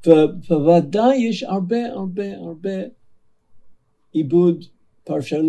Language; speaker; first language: Hebrew; non-native, fluent; English